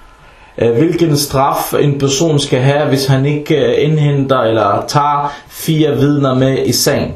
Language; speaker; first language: Danish; non-native, fluent; Arabic